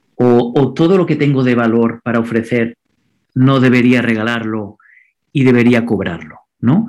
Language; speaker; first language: Spanish; non-native, local second language; Catalan